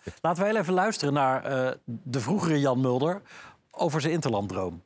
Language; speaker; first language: Dutch; native; Dutch